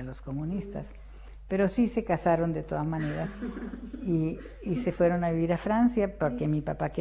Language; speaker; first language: Spanish; early bilingual, other home language; Russian